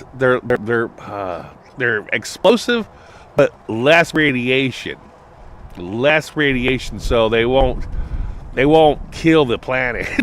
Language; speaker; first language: English; native; English